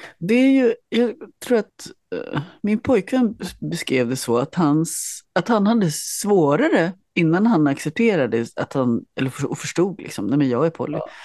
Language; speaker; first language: Swedish; native; Swedish